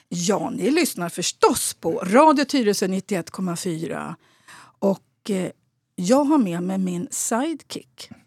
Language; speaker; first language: Swedish; native; Swedish